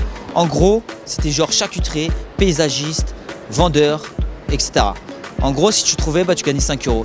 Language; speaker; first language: French; native; French